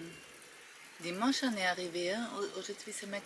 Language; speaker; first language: French; non-native, fluent; German